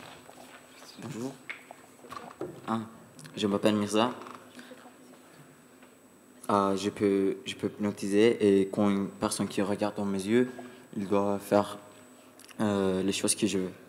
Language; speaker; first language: French; non-native, learner; Turkish